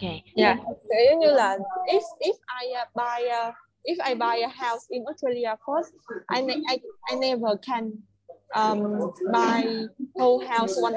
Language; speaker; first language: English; non-native, learner; Vietnamese